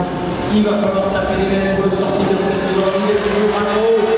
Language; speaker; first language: French; native; French